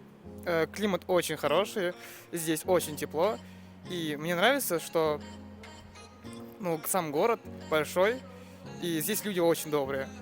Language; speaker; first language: Russian; non-native, local second language; Kazakh